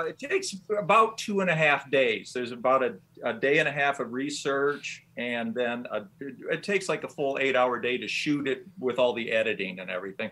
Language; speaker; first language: English; native; English